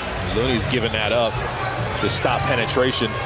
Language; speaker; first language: English; native; English